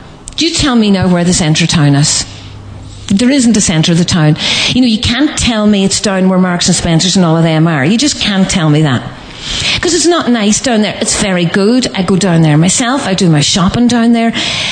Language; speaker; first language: English; native; English